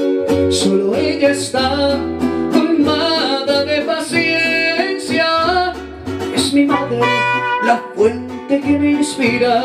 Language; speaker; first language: Spanish; native; Spanish